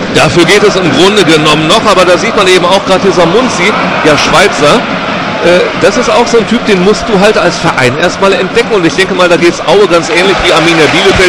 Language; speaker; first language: German; native; German